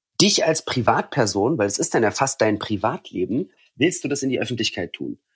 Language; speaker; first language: German; early bilingual, other home language; Russian